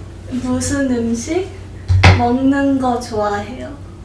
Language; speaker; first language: Korean; early bilingual, heritage; Korean